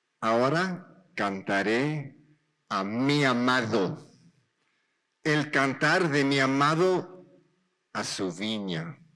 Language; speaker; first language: Spanish; non-native, learner; English